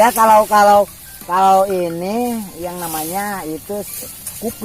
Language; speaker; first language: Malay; non-native, local second language; Sundanese